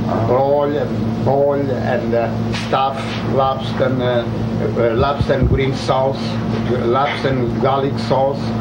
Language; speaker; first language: English; non-native, learner; Portuguese